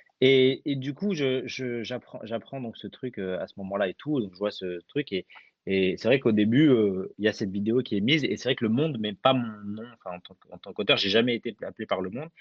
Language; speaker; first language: French; early bilingual, other home language; Arabic